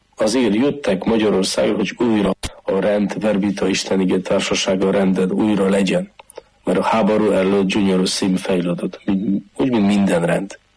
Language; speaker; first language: Hungarian; non-native, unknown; Polish